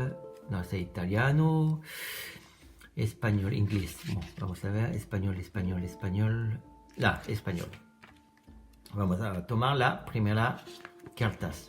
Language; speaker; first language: Spanish; non-native, learner; French